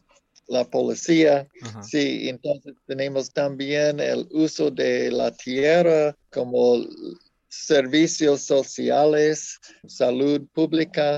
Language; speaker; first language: Spanish; non-native, fluent; English